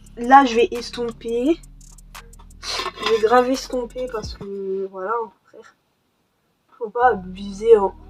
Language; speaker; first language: French; early bilingual, other home language; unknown